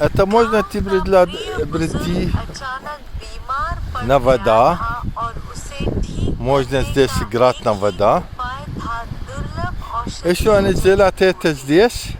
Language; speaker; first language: Russian; non-native, learner; Arabic